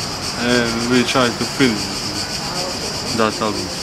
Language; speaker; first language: English; non-native, learner; Croatian